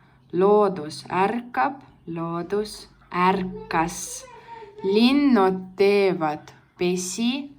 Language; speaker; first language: Estonian; non-native, local second language; Russian